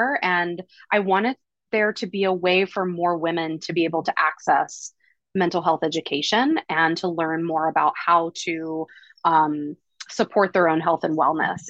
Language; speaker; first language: English; native; English